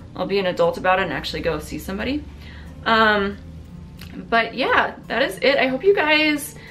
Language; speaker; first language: English; early bilingual, other home language; Italian